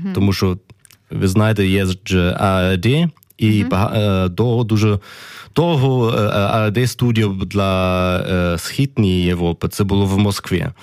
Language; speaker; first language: Ukrainian; early bilingual, heritage; German